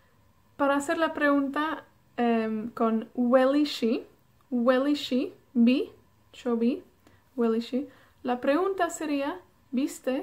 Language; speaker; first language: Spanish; non-native, fluent; Welsh